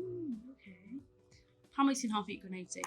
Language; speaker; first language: Welsh; non-native, local second language; English